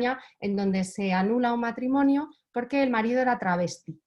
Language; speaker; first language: Spanish; native; Spanish